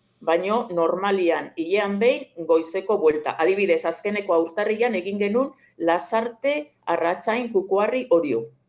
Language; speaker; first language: Basque; native; Basque